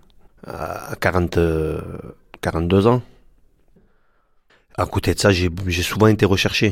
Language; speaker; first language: French; native; French